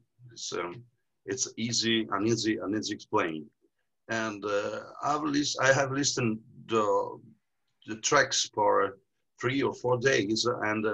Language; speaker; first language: English; non-native, learner; Italian